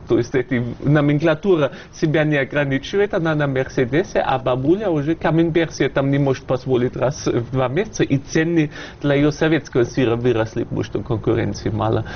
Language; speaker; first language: Russian; non-native, fluent; German